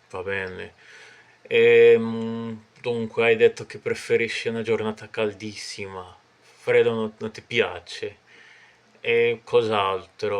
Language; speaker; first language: Italian; non-native, fluent; Portuguese